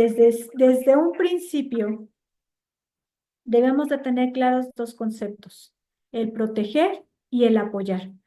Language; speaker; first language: Spanish; native; Spanish